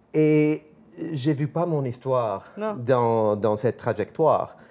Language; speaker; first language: French; non-native, fluent; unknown